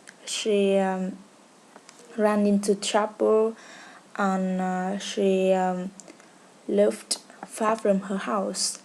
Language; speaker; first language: English; non-native, learner; Vietnamese